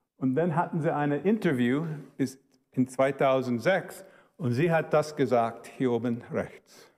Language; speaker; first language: German; early bilingual, heritage; German